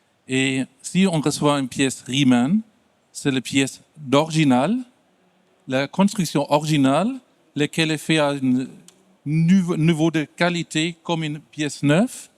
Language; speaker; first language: French; non-native, fluent; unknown